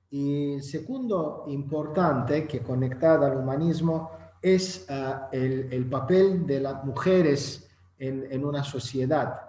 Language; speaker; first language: Spanish; non-native, learner; Azerbaijani